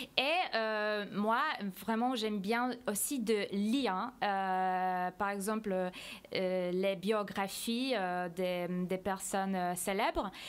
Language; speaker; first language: French; non-native, fluent; Polish